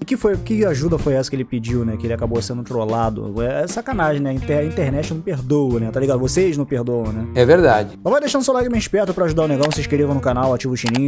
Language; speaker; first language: Portuguese; native; Portuguese